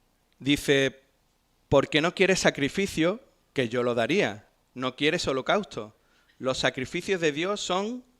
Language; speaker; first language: Spanish; native; Spanish